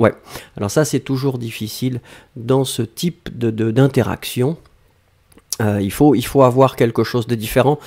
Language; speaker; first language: French; native; French